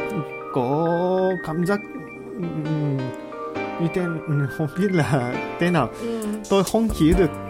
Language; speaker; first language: Vietnamese; non-native, learner; Japanese